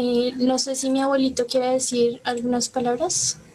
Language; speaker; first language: Spanish; native; Spanish